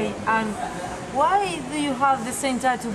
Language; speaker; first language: English; non-native, fluent; Spanish